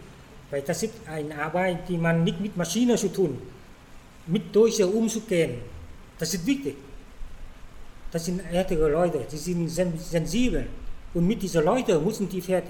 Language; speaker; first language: German; non-native, fluent; Vietnamese